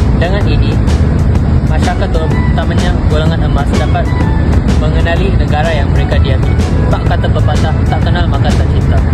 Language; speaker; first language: Malay; non-native, local second language; Tamil